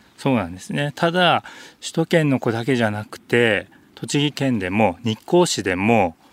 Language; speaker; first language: Japanese; native; Japanese